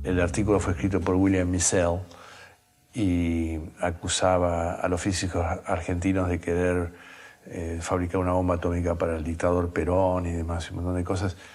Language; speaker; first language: Spanish; native; Spanish